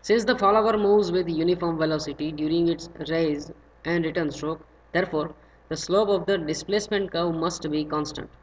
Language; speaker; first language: English; non-native, local second language; Gujarati